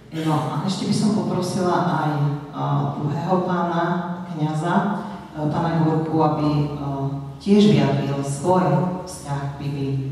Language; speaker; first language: Slovak; native; Slovak